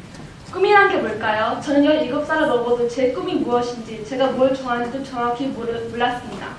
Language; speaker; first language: Korean; early bilingual, heritage; Korean